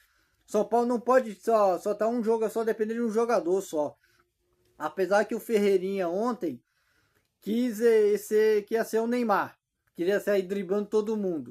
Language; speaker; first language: Portuguese; native; Portuguese